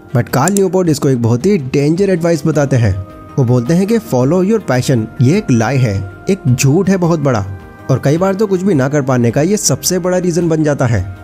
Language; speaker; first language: Hindi; native; Hindi